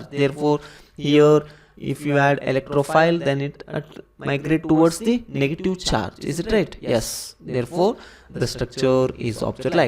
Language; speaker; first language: English; non-native, local second language; Kannada